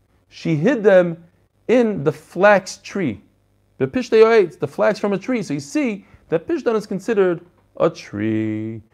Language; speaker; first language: English; native; English